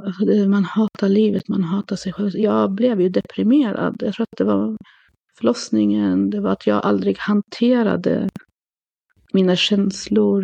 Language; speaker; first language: Swedish; early bilingual, other home language; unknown